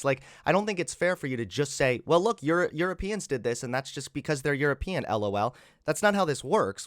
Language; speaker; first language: English; native; English